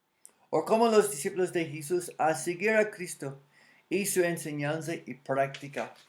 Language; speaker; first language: Spanish; non-native, fluent; English